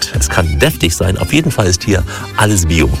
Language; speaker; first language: German; native; German